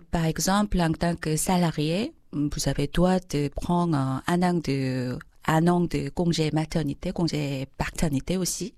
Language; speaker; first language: French; non-native, fluent; Korean